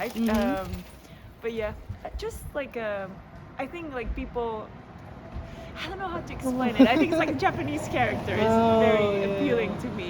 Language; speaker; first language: English; non-native, fluent; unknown